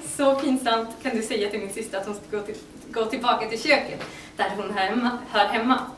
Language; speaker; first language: Swedish; native; Swedish